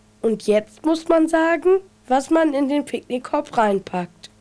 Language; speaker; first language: German; native; German